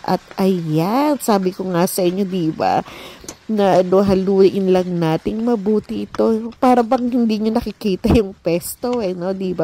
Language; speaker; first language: Filipino; native; Filipino